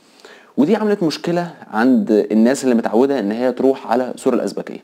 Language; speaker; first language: Arabic; native; Arabic